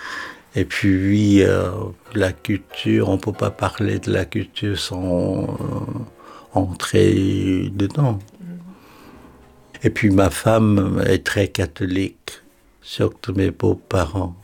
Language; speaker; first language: French; non-native, fluent; Korean